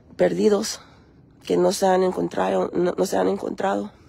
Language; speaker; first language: Spanish; early bilingual, heritage; Spanish